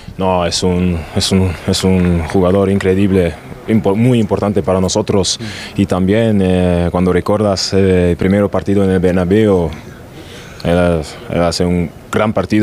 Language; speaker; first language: Spanish; non-native, learner; German